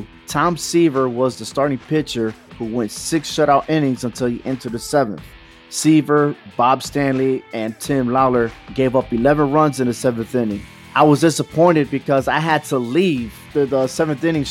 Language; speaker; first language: English; native; English